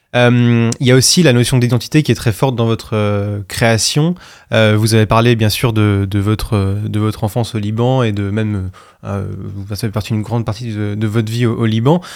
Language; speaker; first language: French; native; French